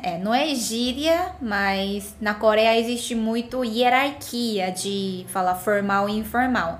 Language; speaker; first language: Portuguese; non-native, fluent; Korean